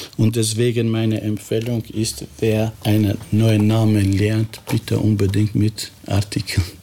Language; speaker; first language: German; non-native, fluent; Albanian